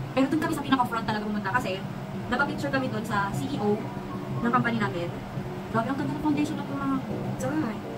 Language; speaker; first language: Filipino; non-native, local second language; Cebuano